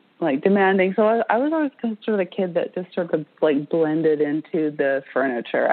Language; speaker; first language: English; native; English